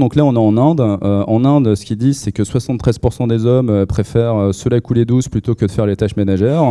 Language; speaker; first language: French; native; French